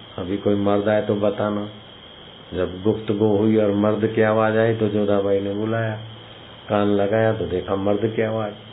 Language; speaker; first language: Hindi; native; Hindi